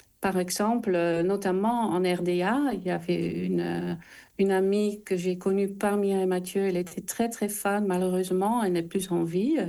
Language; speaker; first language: French; non-native, fluent; Dutch